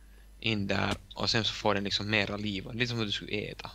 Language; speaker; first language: Swedish; non-native, local second language; Finnish